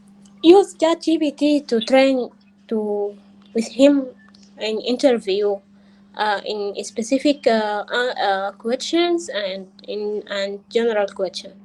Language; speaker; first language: English; non-native, learner; Arabic